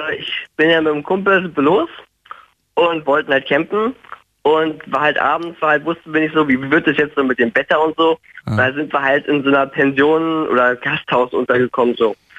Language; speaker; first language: German; native; German